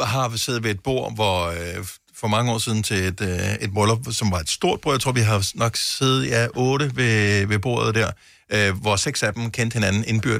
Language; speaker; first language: Danish; native; Danish